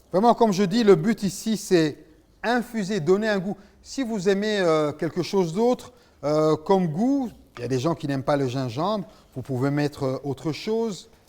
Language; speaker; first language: French; native; French